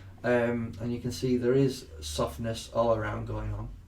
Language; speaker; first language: English; native; English